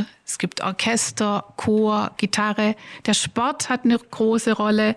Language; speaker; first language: German; native; German